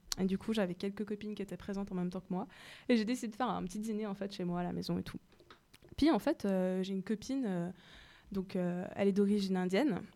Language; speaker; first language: French; native; French